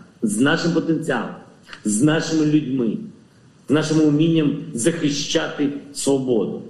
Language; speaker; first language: Ukrainian; non-native, local second language; Russian